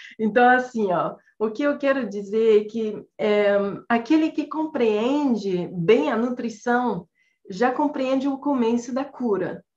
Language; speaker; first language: Portuguese; non-native, fluent; French